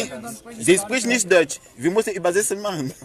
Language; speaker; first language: German; non-native, learner; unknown